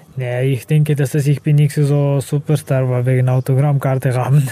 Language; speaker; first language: German; non-native, learner; Kazakh